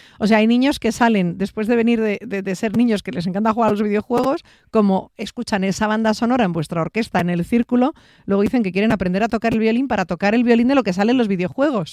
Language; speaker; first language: Spanish; native; Spanish